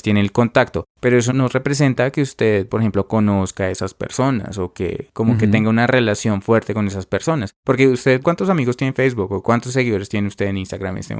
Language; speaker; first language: Spanish; native; Spanish